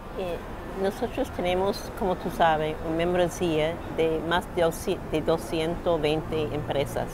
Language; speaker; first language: Spanish; non-native, fluent; English